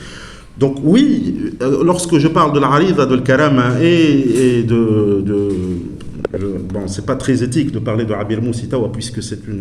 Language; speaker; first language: French; non-native, local second language; Arabic